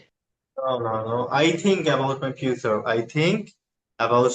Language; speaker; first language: English; non-native, learner; Bangla